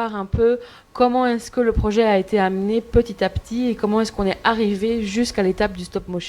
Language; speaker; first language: French; native; French